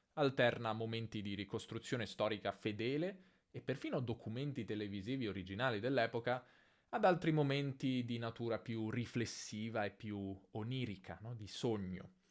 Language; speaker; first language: Italian; native; Italian